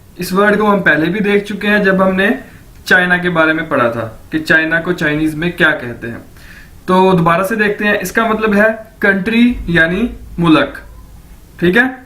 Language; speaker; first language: Urdu; native; Urdu